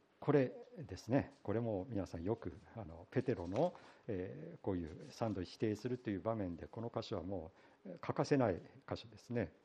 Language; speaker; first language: Japanese; native; Japanese